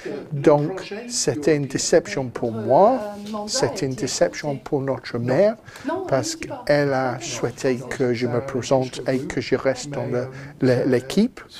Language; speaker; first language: French; non-native, fluent; English